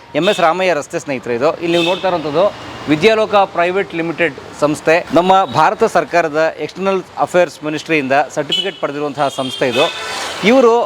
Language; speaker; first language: Kannada; native; Kannada